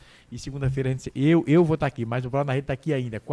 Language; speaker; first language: Portuguese; native; Portuguese